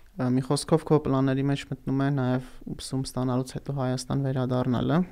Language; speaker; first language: Armenian; native; Armenian